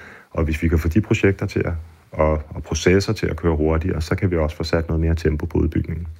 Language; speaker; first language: Danish; native; Danish